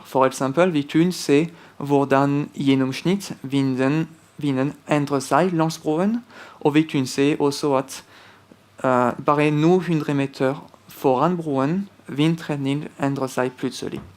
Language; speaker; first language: Norwegian; non-native, fluent; French